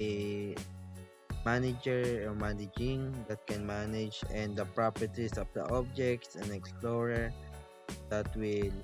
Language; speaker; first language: English; non-native, fluent; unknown